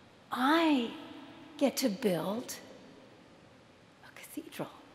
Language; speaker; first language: English; native; English